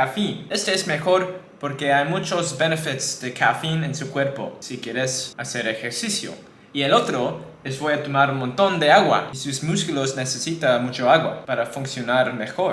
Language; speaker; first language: Spanish; non-native, learner; English